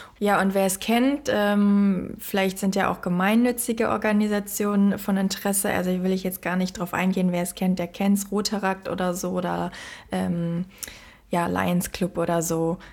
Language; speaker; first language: German; native; German